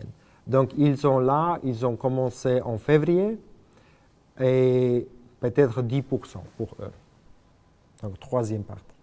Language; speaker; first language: French; non-native, fluent; Polish